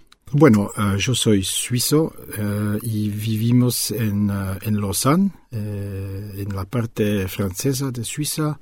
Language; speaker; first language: Spanish; non-native, fluent; French